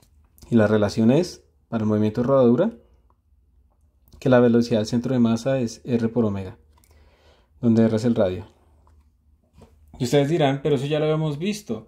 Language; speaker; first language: Spanish; native; Spanish